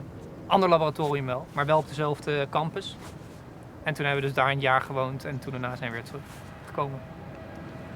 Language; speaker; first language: Dutch; native; Dutch